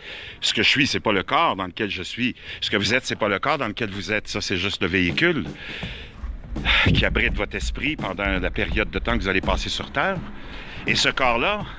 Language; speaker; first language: French; native; French